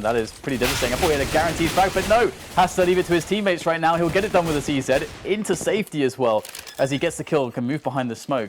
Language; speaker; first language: English; native; English